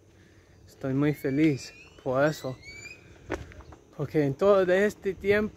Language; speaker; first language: Spanish; non-native, learner; English